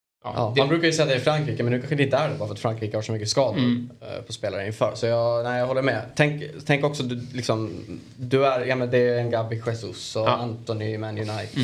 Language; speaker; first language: Swedish; native; Swedish